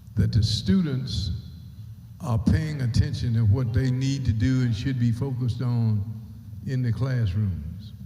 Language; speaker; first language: English; native; English